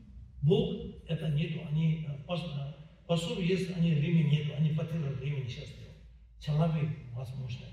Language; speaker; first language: Russian; non-native, learner; Tibetan